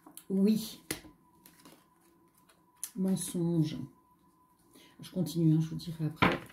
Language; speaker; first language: French; native; French